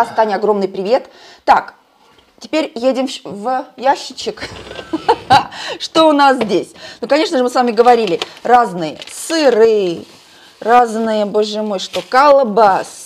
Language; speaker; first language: Russian; native; Russian